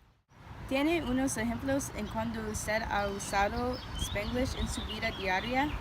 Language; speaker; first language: Spanish; non-native, learner; English